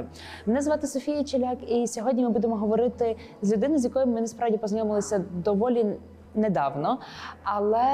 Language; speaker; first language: Ukrainian; native; Ukrainian